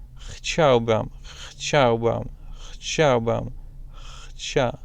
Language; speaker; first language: Polish; non-native, learner; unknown